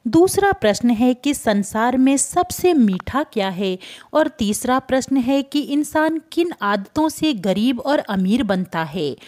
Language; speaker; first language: Hindi; native; Hindi